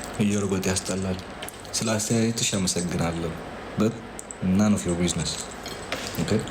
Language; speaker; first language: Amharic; non-native, learner; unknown